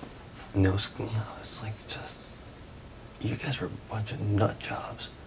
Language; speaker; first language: English; native; English